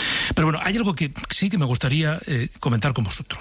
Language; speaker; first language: Spanish; native; Spanish